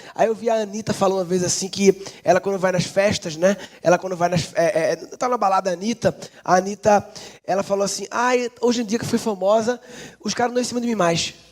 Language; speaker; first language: Portuguese; native; Portuguese